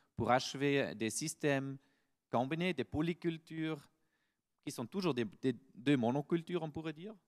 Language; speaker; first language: French; non-native, fluent; German